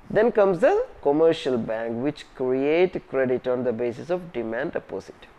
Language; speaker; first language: English; non-native, local second language; Malayalam